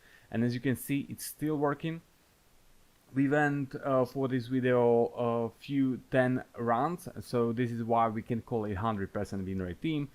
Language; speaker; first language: English; non-native, fluent; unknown